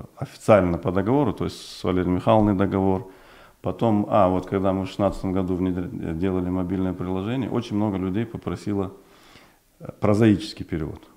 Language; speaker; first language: Russian; non-native, local second language; Uzbek